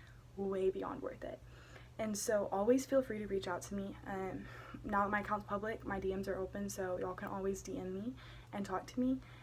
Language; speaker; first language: English; native; English